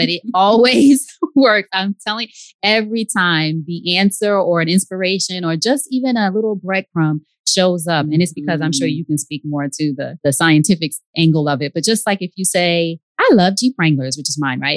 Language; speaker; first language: English; native; English